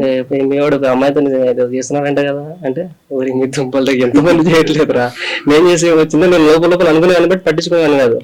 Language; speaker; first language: Telugu; native; Telugu